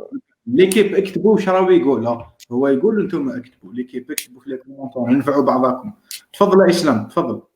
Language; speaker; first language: Arabic; native; Arabic